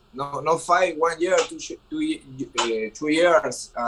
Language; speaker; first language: English; non-native, learner; Spanish